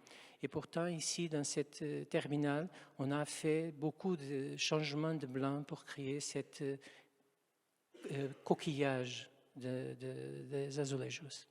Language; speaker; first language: French; non-native, fluent; Portuguese